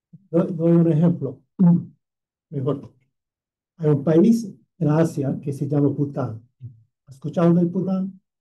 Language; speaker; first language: Spanish; non-native, fluent; English